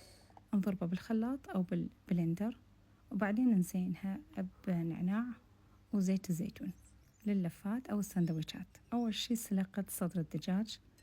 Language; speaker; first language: Arabic; native; Arabic